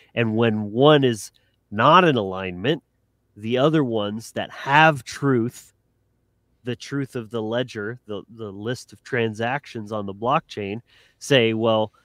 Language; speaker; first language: English; native; English